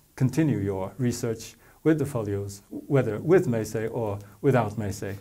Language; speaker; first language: English; non-native, fluent; Japanese